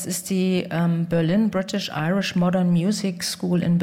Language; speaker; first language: German; native; German